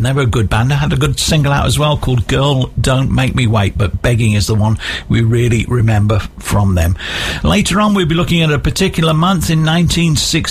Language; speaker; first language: English; native; English